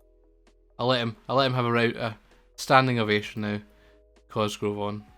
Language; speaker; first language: English; native; English